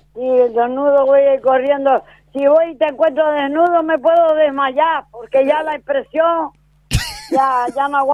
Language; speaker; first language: Spanish; native; Spanish